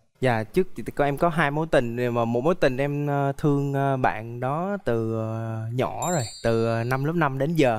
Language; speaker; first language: Vietnamese; native; Vietnamese